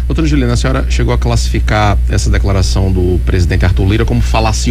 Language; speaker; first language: Portuguese; native; Portuguese